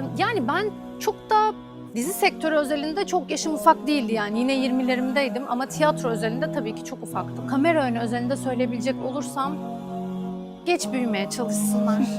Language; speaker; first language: Turkish; native; Turkish